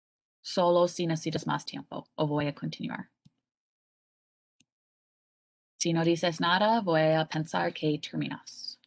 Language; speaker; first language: Spanish; non-native, learner; English